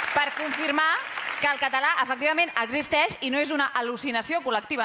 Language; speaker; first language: Catalan; native; Catalan